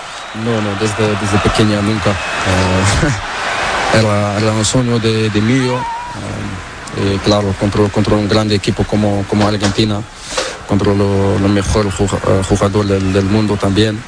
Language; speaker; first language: Spanish; non-native, learner; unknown